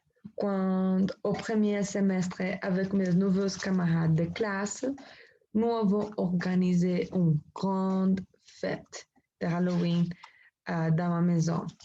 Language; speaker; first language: French; non-native, learner; Spanish